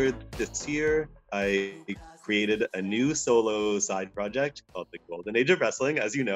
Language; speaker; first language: English; native; English